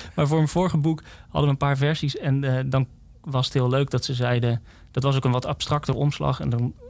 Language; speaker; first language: Dutch; native; Dutch